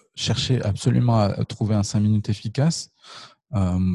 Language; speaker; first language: French; native; French